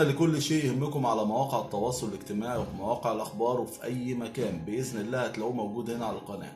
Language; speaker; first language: Arabic; native; Arabic